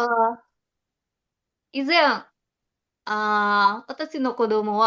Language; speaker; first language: Japanese; non-native, learner; Indonesian